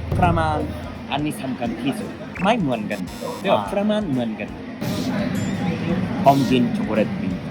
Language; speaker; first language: Thai; non-native, learner; Japanese